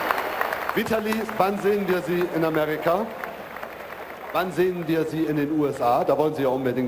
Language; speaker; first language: German; native; German